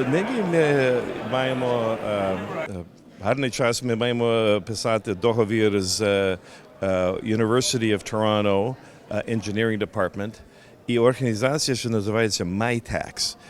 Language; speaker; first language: Ukrainian; early bilingual, heritage; Ukrainian